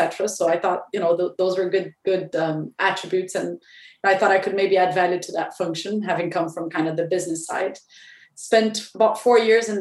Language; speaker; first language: English; non-native, fluent; Portuguese